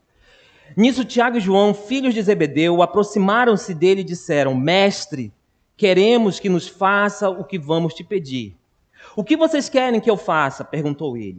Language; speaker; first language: Portuguese; native; Portuguese